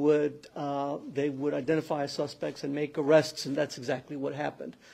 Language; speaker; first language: English; early bilingual, other home language; Spanish